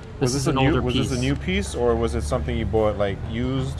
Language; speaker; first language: English; native; English